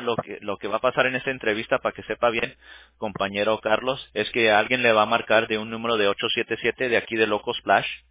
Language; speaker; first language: Spanish; early bilingual, heritage; English